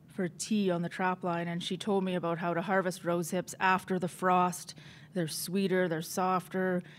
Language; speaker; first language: English; native; English